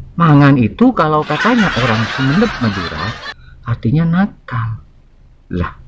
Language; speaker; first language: Indonesian; non-native, local second language; Madurese